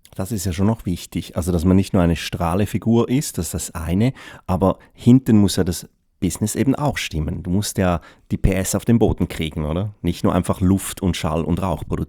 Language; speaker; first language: German; native; German